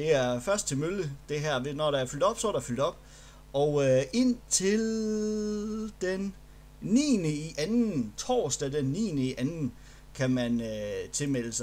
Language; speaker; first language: Danish; native; Danish